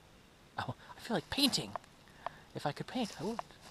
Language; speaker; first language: English; native; English